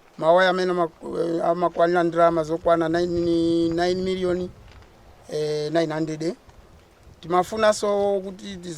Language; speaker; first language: Nyanja; non-native, local second language; Tumbuka